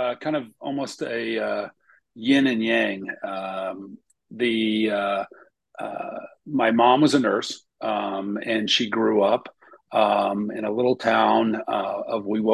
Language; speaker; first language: English; native; English